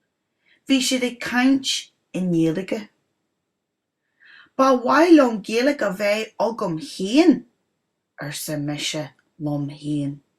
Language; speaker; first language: Irish; non-native, local second language; English